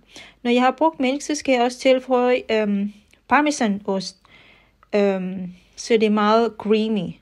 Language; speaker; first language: Danish; non-native, fluent; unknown